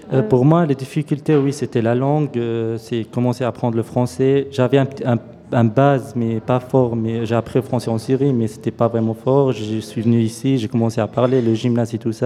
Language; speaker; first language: French; non-native, fluent; Arabic